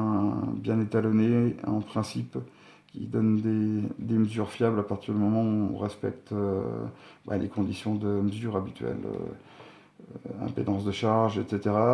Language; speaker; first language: French; native; French